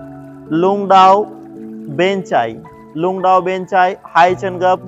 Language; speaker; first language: Vietnamese; non-native, learner; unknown